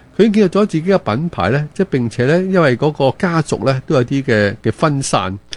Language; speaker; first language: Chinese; non-native, local second language; Cantonese